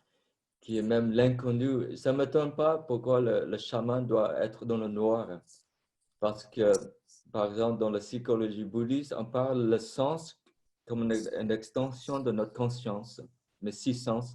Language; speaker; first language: French; non-native, fluent; Vietnamese